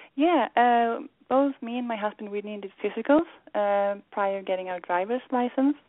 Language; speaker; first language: English; non-native, fluent; Swedish